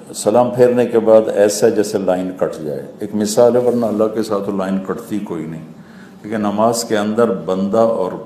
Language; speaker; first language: Urdu; non-native, local second language; Punjabi